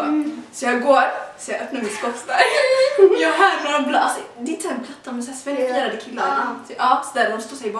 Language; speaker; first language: Swedish; early bilingual, other home language; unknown